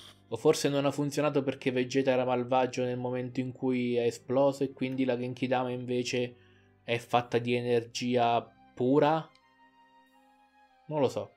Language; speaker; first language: Italian; native; Italian